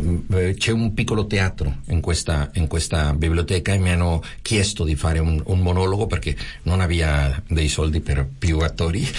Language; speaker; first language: Italian; non-native, fluent; Spanish